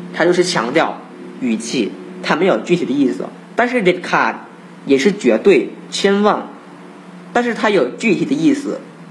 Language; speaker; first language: Chinese; non-native, fluent; Thai